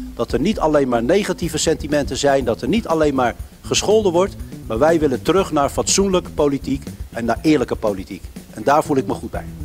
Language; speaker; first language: Dutch; early bilingual, other home language; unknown